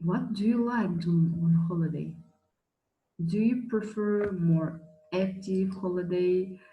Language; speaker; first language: English; non-native, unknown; Kazakh